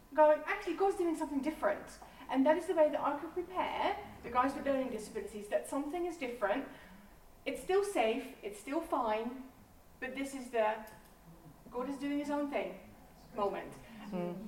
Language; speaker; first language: English; non-native, fluent; Dutch